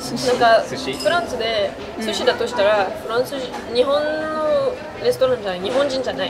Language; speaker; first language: Japanese; non-native, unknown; French